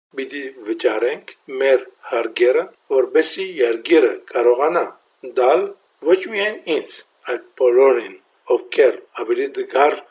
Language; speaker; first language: Armenian; early bilingual, heritage; Armenian